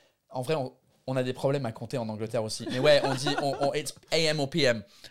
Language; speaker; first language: French; non-native, fluent; English